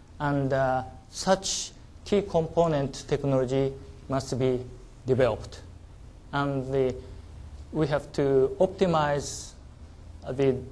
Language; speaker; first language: English; non-native, learner; Japanese